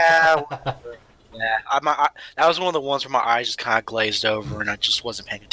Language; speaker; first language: English; native; English